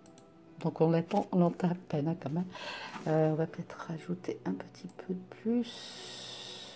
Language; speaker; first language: French; native; French